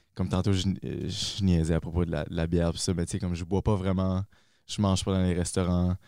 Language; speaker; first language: French; native; French